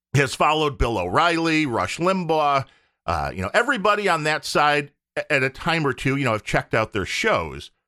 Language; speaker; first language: English; native; English